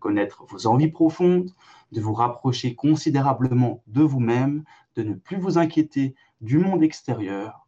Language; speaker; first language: French; native; French